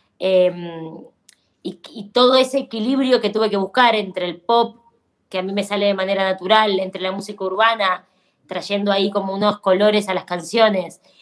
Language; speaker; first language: Spanish; native; Spanish